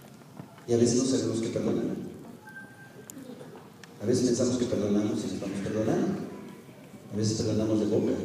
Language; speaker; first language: Spanish; native; Spanish